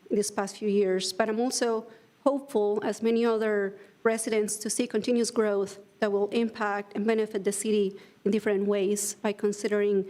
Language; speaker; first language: English; non-native, fluent; Spanish